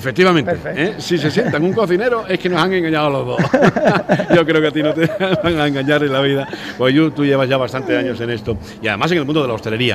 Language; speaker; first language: Spanish; native; Spanish